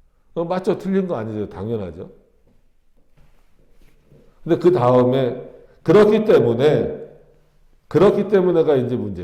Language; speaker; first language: Korean; native; Korean